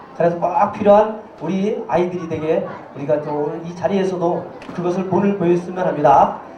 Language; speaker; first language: Korean; native; Korean